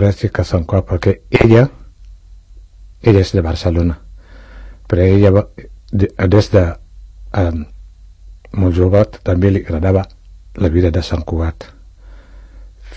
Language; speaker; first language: Catalan; non-native, fluent; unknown